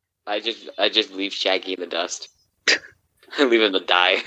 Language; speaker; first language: English; native; English